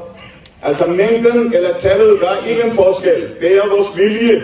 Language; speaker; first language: Danish; non-native, fluent; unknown